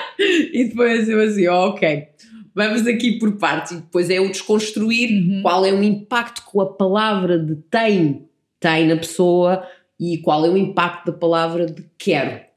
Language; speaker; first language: Portuguese; early bilingual, other home language; English